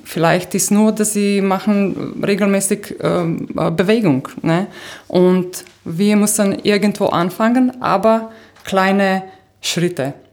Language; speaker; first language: German; non-native, fluent; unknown